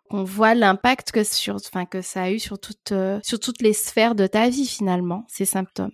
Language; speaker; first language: French; native; French